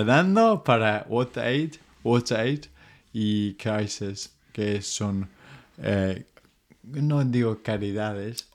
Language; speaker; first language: Spanish; non-native, fluent; English